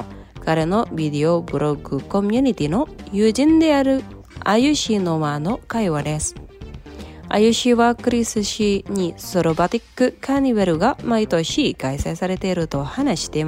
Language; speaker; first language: Japanese; non-native, fluent; Indonesian